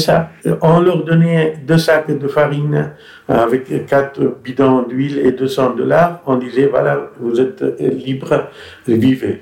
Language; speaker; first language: French; non-native, fluent; Persian